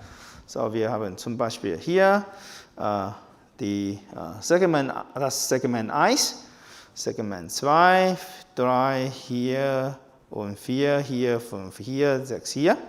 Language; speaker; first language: German; non-native, fluent; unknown